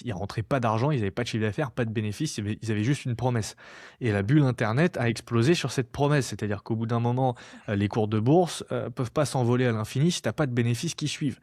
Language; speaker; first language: French; native; French